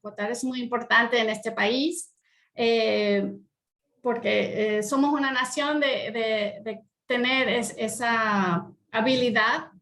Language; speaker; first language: Spanish; early bilingual, heritage; Spanish